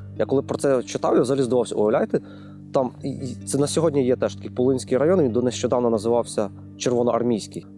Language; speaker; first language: Ukrainian; native; Ukrainian